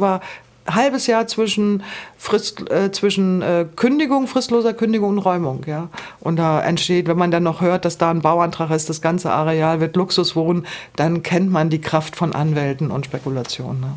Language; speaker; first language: German; native; German